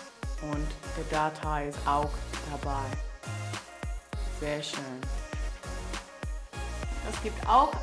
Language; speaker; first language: German; non-native, learner; English